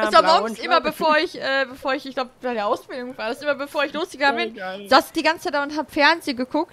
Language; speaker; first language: German; native; German